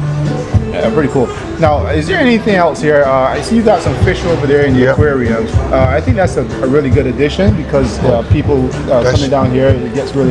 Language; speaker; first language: English; native; English